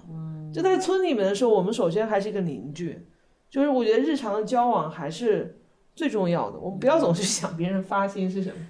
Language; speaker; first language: Chinese; native; Chinese